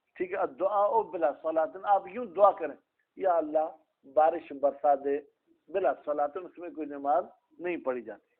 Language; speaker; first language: Urdu; non-native, local second language; Sindhi